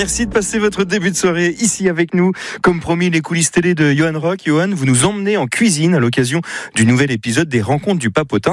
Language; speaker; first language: French; native; French